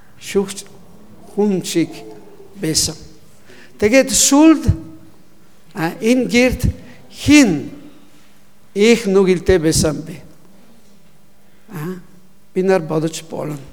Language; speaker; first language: Mongolian; non-native, learner; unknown